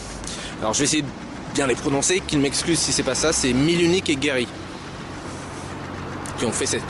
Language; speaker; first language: French; native; French